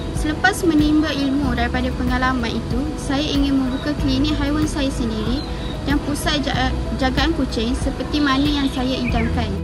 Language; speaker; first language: Malay; native; Malay